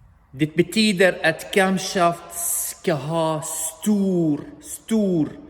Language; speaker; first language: Swedish; non-native, learner; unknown